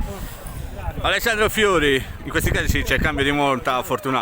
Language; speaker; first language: Italian; native; Italian